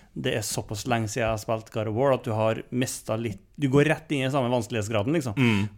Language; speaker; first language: Norwegian; native; Norwegian